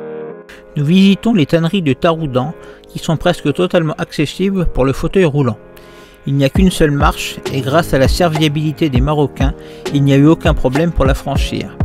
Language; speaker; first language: French; native; French